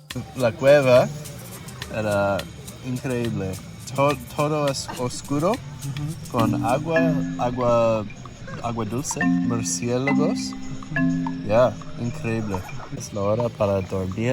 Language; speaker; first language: Spanish; non-native, learner; English